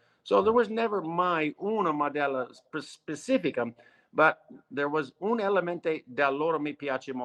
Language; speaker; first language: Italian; non-native, learner; English